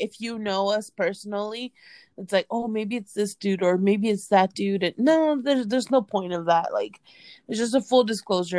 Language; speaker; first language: English; early bilingual, other home language; Spanish